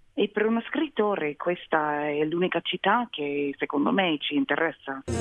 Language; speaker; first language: Italian; non-native, fluent; English